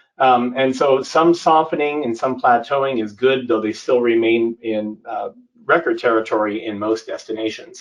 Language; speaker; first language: English; native; English